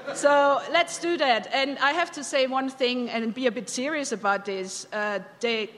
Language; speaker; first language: English; non-native, fluent; German